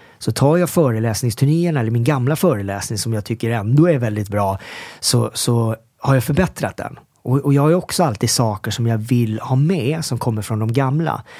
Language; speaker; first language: Swedish; early bilingual, other home language; Korean